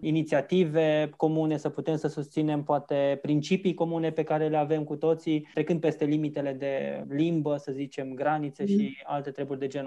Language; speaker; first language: Romanian; native; Romanian